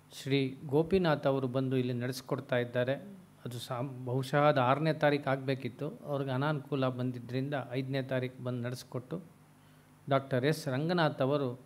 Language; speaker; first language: Kannada; native; Kannada